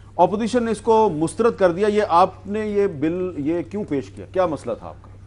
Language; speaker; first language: Urdu; native; Urdu